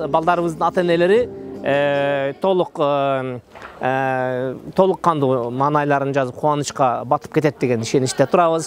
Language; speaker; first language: Kyrgyz; native; Kyrgyz